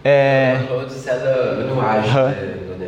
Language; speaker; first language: French; non-native, fluent; Portuguese